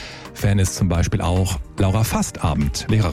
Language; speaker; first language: German; native; German